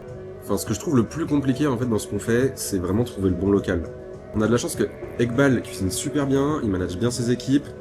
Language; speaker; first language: French; native; French